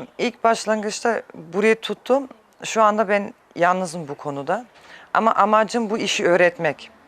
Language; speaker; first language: Turkish; early bilingual, heritage; Turkish